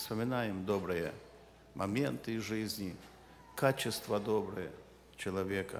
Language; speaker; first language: Russian; non-native, local second language; Ukrainian